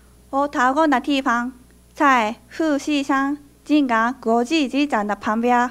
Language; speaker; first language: Chinese; non-native, fluent; Japanese